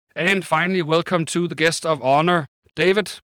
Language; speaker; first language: English; non-native, fluent; Danish